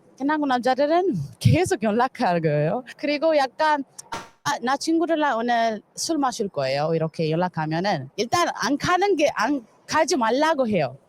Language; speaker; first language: Korean; non-native, fluent; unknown